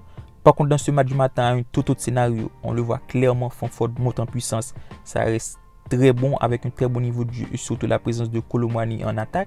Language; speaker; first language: French; native; French